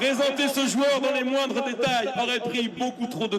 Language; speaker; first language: French; native; French